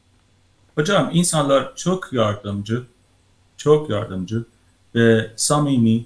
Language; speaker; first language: Turkish; non-native, learner; Persian